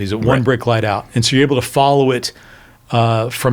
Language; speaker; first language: English; native; English